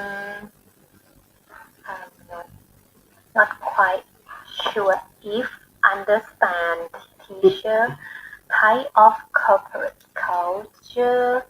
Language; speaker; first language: English; non-native, learner; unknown